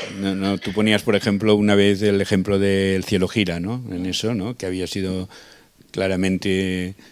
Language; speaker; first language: Spanish; non-native, local second language; Catalan